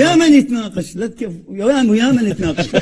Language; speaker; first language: Arabic; native; Arabic